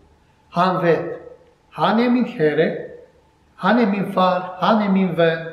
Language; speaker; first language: Swedish; non-native, fluent; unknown